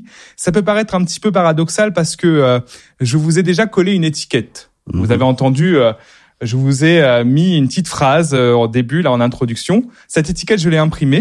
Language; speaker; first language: French; native; French